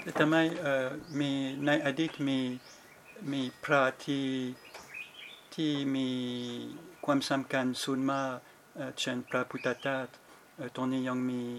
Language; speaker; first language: Thai; non-native, fluent; French